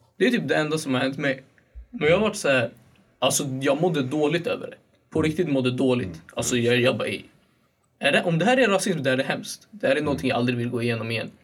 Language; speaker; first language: Swedish; early bilingual, other home language; Kurdish